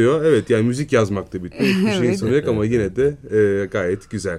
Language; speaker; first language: Turkish; native; Turkish